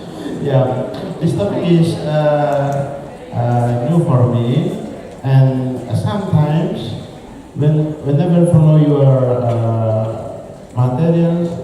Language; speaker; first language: English; non-native, learner; Indonesian